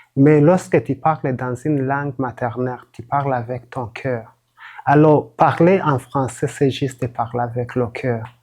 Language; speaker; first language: French; non-native, local second language; Rundi